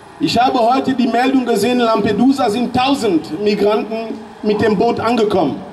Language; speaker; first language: German; early bilingual, other home language; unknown